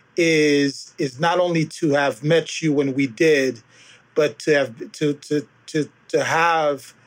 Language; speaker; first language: English; early bilingual, other home language; Haitian Creole